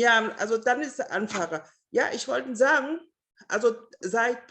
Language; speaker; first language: German; non-native, fluent; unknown